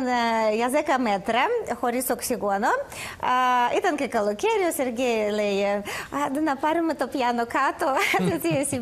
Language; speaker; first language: Greek; non-native, learner; Russian